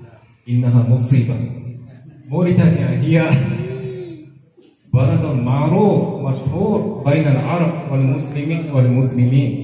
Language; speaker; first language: Arabic; non-native, fluent; Japanese